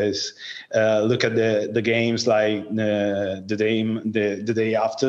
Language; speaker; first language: English; non-native, fluent; Italian